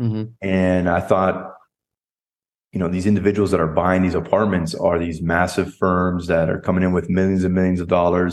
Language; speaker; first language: English; native; English